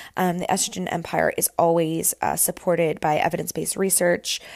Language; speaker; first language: English; native; English